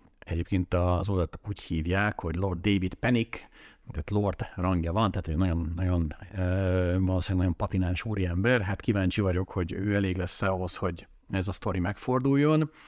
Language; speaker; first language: Hungarian; native; Hungarian